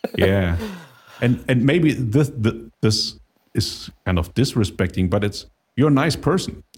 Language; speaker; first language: English; non-native, fluent; German